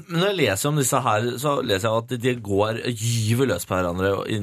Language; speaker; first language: Norwegian; native; Norwegian